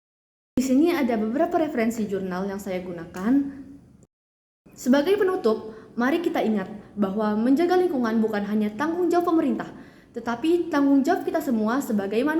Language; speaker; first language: Indonesian; native; Indonesian